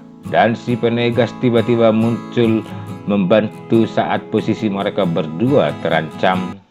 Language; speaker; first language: Indonesian; native; Indonesian